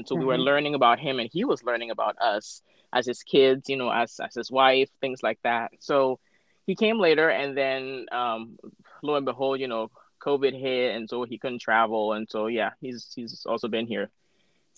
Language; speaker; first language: English; non-native, local second language; Akan